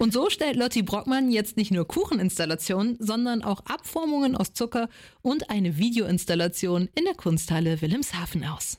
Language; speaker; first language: German; native; German